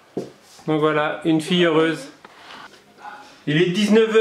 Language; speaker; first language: French; native; French